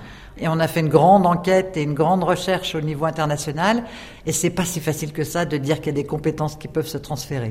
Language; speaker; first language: French; native; French